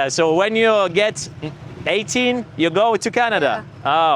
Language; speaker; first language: English; non-native, learner; Lithuanian